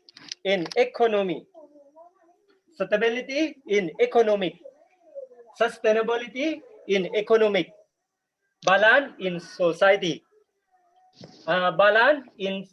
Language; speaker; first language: English; non-native, learner; Thai